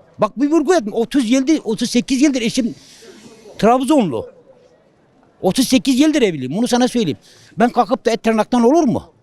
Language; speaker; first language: Turkish; non-native, local second language; Kurdish